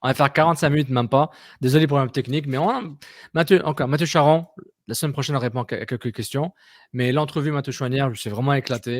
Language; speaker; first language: French; native; French